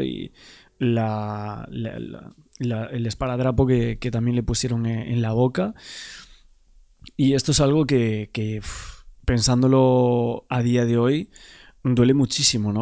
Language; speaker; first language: Spanish; native; Spanish